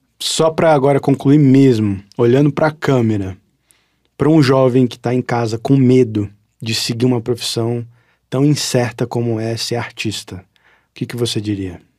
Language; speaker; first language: Portuguese; native; Portuguese